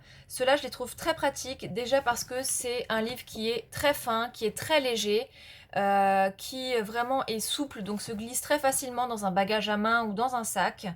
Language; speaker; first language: French; native; French